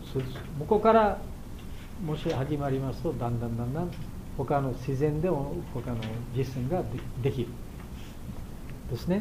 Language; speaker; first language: Japanese; non-native, learner; Bangla